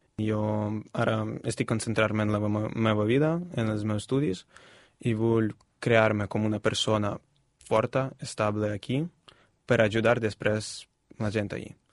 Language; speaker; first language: Catalan; non-native, fluent; Ukrainian